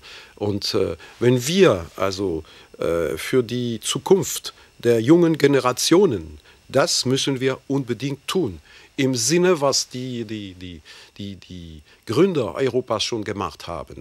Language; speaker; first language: German; non-native, fluent; French